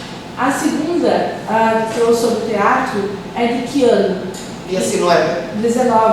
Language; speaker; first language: Portuguese; native; Portuguese